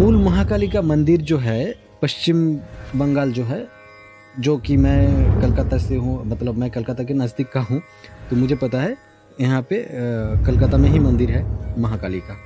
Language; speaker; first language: Hindi; non-native, local second language; Bangla